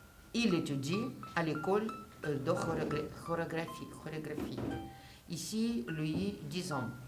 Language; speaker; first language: French; non-native, learner; Russian